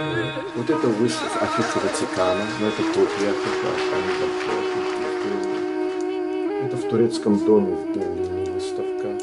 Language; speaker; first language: Russian; non-native, local second language; Azerbaijani